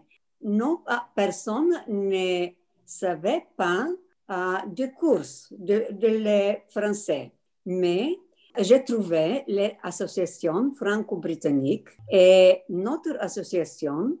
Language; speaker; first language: French; non-native, learner; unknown